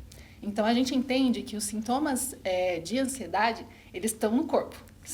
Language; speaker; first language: Portuguese; native; Portuguese